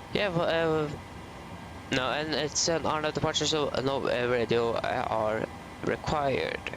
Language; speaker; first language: English; non-native, fluent; Norwegian